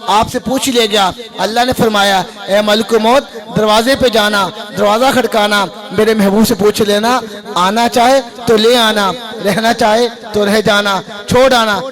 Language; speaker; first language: Urdu; non-native, local second language; Punjabi